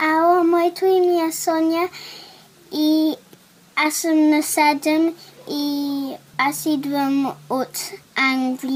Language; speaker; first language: Bulgarian; early bilingual, heritage; Bulgarian